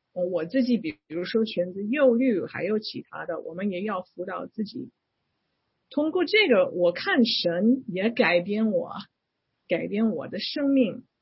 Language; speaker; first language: Chinese; non-native, fluent; English